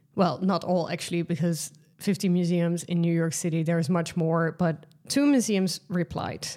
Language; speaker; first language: English; non-native, fluent; Dutch